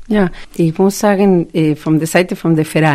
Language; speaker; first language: German; non-native, fluent; Spanish